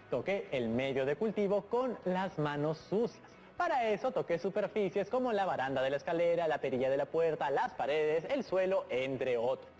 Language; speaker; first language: Spanish; native; Spanish